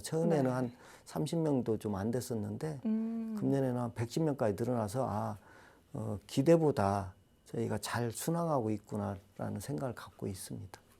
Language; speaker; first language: Korean; native; Korean